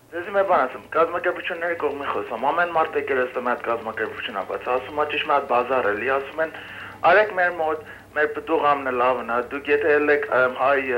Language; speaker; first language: Armenian; early bilingual, heritage; Armenian